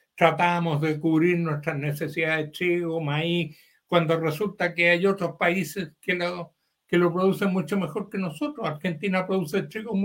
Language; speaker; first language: Spanish; native; Spanish